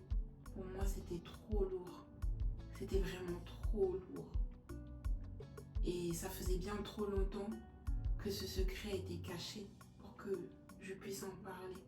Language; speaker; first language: French; native; French